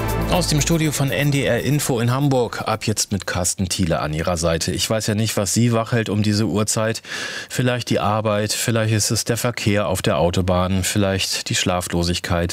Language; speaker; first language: German; native; German